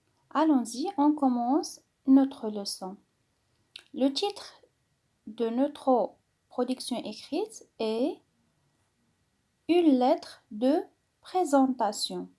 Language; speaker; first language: French; non-native, local second language; Arabic